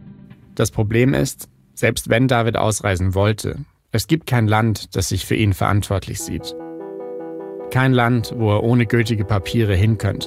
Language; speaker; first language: German; native; German